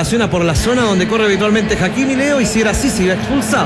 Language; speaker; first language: Spanish; native; Spanish